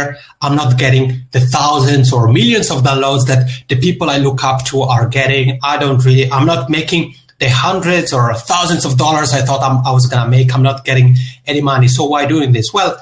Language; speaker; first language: English; non-native, fluent; Italian